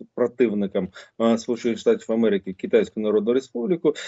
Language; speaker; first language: Ukrainian; native; Ukrainian